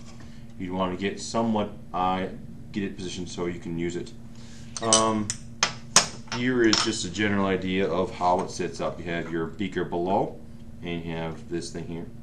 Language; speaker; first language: English; native; English